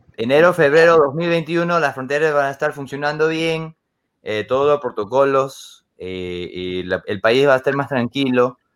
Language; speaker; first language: Spanish; non-native, fluent; English